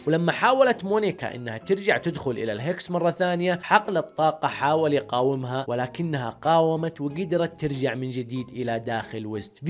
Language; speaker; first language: Arabic; native; Arabic